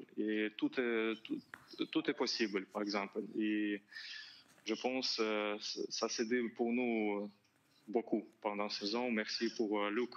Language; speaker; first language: French; non-native, learner; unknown